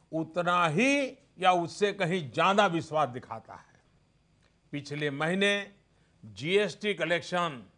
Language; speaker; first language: Hindi; non-native, local second language; Gujarati